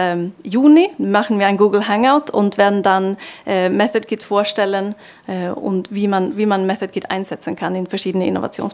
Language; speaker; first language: German; non-native, fluent; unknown